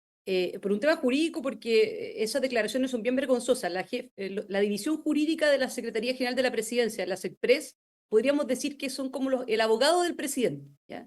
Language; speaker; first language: Spanish; native; Spanish